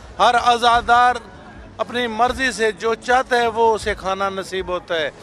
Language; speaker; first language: Urdu; non-native, local second language; Punjabi